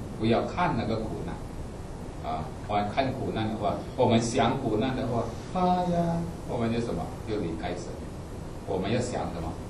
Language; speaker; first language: Chinese; non-native, fluent; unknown